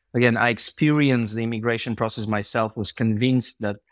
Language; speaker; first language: English; non-native, fluent; Bulgarian